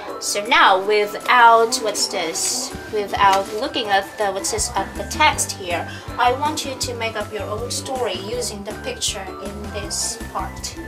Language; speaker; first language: English; non-native, local second language; Cebuano